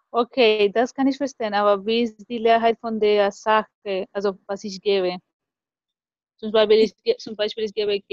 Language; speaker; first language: German; non-native, fluent; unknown